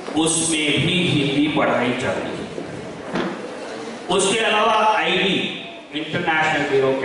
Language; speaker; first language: Hindi; non-native, local second language; Kannada